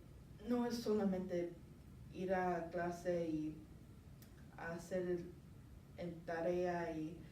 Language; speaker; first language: Spanish; non-native, learner; English